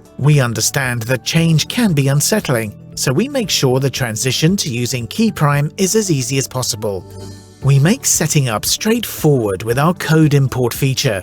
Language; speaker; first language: English; native; English